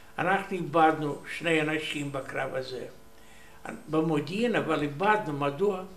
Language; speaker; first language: Hebrew; non-native, learner; Romanian